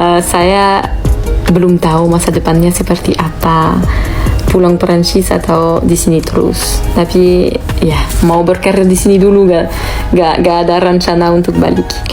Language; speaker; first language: Indonesian; non-native, fluent; French